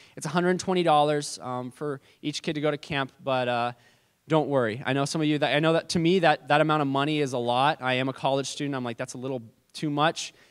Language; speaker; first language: English; native; English